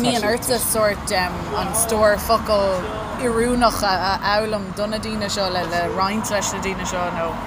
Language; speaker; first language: Irish; native; Irish